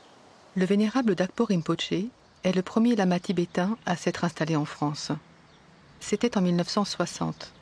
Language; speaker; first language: French; native; French